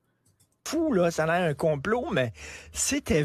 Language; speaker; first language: French; native; French